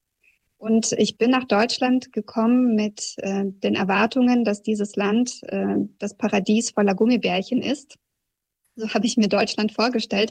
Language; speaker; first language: German; early bilingual, other home language; Russian